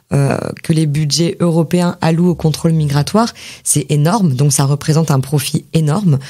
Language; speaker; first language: French; native; French